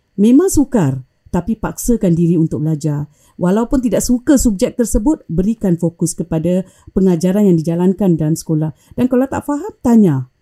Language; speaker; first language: Malay; native; Malay